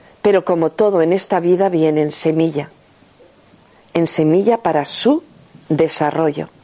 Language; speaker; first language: Spanish; native; Spanish